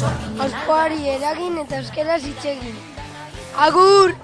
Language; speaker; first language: Basque; non-native, local second language; Spanish